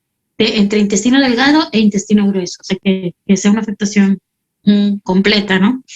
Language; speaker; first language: Spanish; native; Spanish